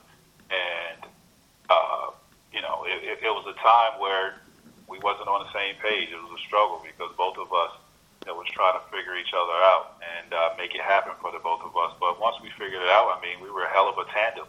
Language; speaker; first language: English; native; English